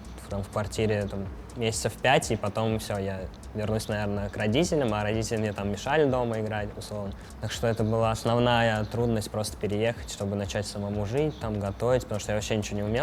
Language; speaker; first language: Russian; native; Russian